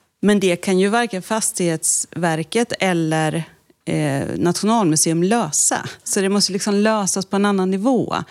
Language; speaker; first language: Swedish; native; Swedish